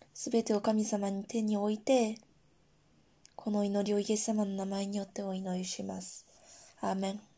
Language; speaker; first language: Japanese; non-native, fluent; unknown